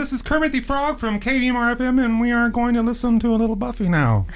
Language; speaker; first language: English; native; English